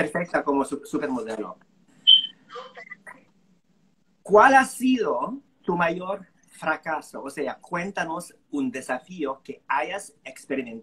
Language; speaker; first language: Spanish; non-native, fluent; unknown